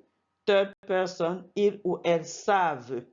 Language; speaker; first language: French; non-native, fluent; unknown